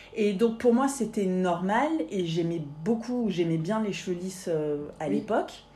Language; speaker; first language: French; native; French